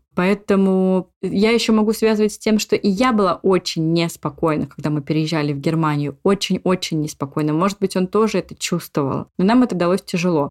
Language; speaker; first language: Russian; native; Russian